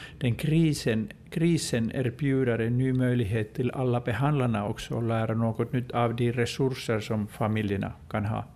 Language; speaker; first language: Swedish; non-native, local second language; Finnish